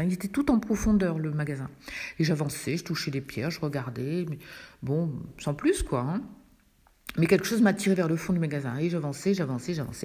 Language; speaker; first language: French; native; French